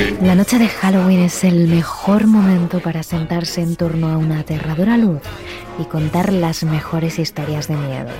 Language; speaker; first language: Spanish; native; Spanish